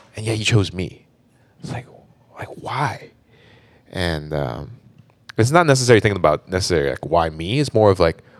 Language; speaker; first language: English; native; English